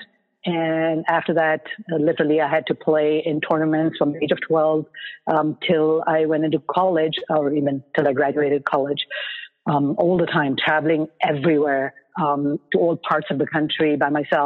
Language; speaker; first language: English; non-native, local second language; Bangla